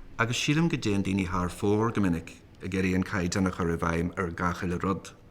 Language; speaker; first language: Irish; native; Irish